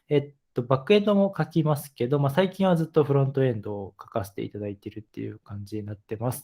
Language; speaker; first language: Japanese; native; Japanese